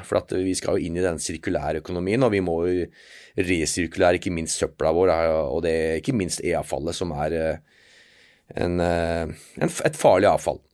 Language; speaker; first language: Norwegian; native; Norwegian